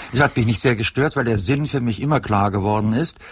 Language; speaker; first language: German; native; German